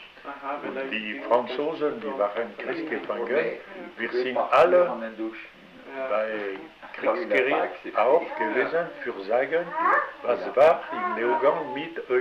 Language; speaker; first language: German; non-native, learner; French